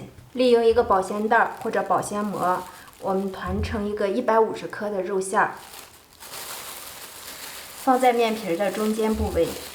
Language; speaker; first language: Chinese; native; Chinese